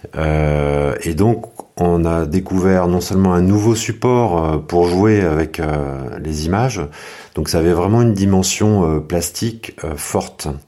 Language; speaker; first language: French; native; French